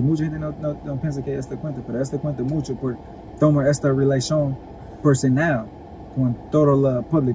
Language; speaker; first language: Spanish; non-native, learner; English